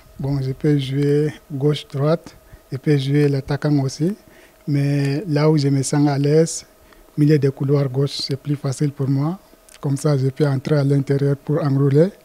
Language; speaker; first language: French; non-native, local second language; Fula